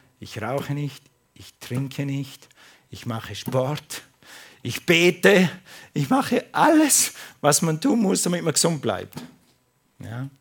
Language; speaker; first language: German; non-native, fluent; English